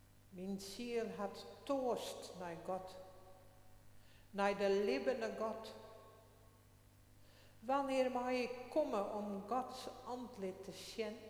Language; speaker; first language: Dutch; non-native, local second language; Western Frisian